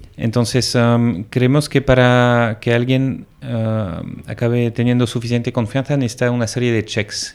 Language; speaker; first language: Spanish; non-native, fluent; French